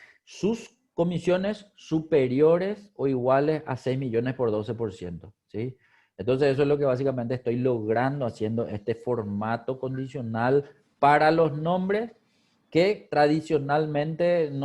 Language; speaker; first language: Spanish; native; Spanish